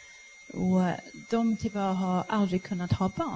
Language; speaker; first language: Swedish; non-native, fluent; English